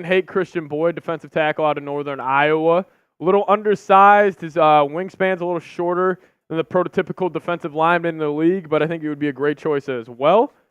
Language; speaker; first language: English; native; English